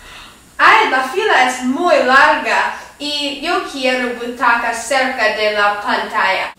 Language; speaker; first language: Spanish; non-native, learner; English